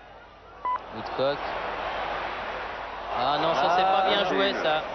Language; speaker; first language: French; native; French